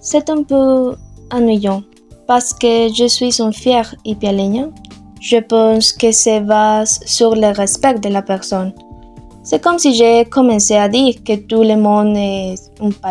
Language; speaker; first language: French; non-native, learner; Spanish